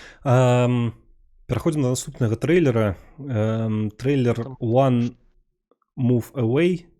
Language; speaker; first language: Belarusian; non-native, local second language; Russian